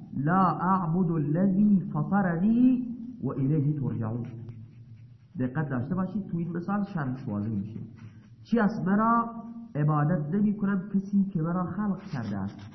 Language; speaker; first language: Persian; non-native, local second language; Baluchi